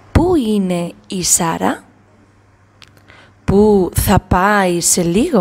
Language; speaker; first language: Greek; non-native, learner; Spanish